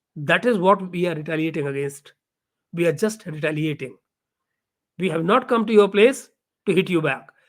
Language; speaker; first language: English; non-native, local second language; Hindi